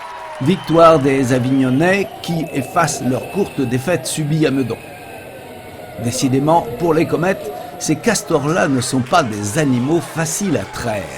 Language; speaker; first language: French; native; French